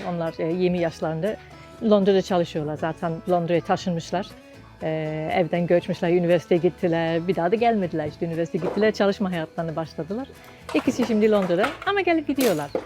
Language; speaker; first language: Turkish; non-native, fluent; English